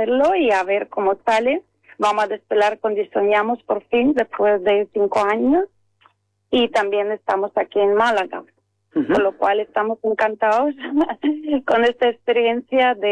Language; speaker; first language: Spanish; non-native, fluent; Estonian